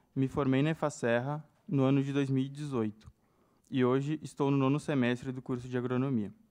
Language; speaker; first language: Portuguese; native; Portuguese